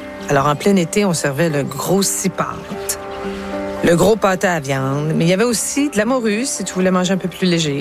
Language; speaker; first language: French; native; French